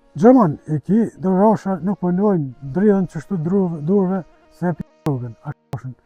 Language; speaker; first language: Albanian; native; Albanian